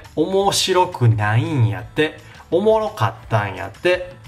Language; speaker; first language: Japanese; native; Japanese